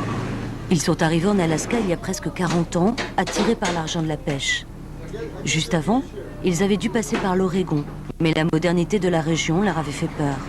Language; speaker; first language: French; native; French